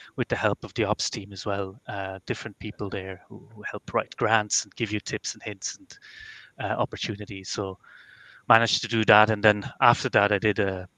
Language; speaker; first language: English; non-native, fluent; Dutch